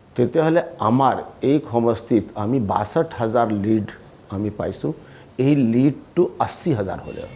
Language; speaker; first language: Assamese; non-native, local second language; Hindi